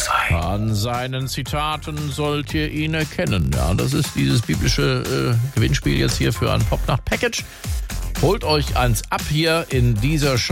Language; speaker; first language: German; native; German